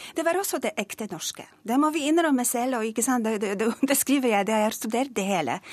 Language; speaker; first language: Norwegian; non-native, fluent; Polish